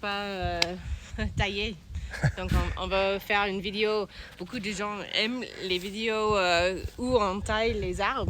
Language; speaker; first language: French; non-native, learner; English